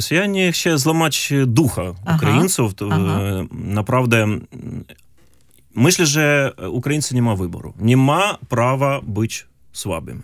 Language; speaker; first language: Polish; non-native, learner; Ukrainian